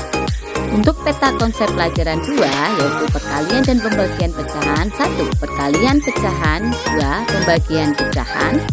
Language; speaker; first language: Indonesian; native; Indonesian